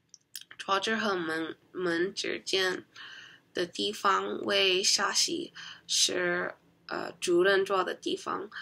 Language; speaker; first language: Chinese; non-native, learner; Korean